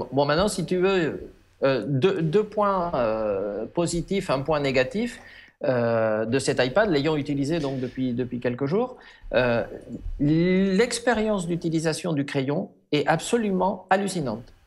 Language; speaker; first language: French; non-native, fluent; Spanish